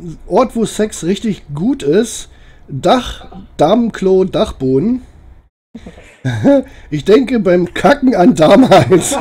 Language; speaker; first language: German; native; German